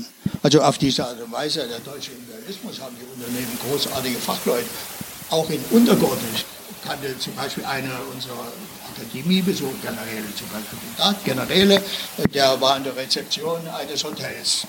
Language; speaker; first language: German; native; German